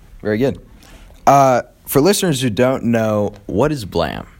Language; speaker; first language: English; native; English